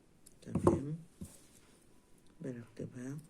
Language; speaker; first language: Arabic; native; Arabic